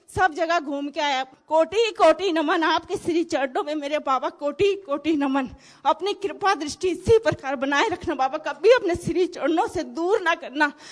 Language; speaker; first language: Hindi; native; Hindi